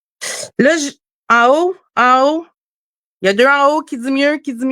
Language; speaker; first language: French; native; French